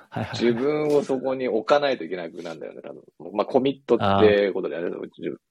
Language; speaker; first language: Japanese; early bilingual, other home language; English